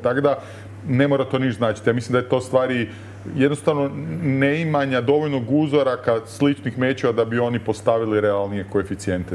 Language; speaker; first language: Croatian; native; Croatian